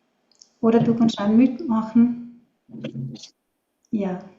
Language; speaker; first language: German; non-native, learner; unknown